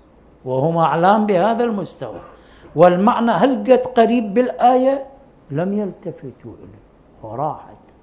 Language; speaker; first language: Arabic; native; Arabic